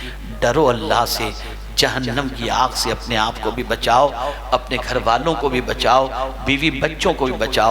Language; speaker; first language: Urdu; native; Urdu